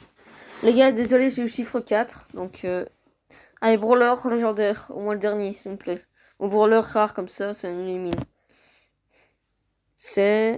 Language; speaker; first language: French; native; French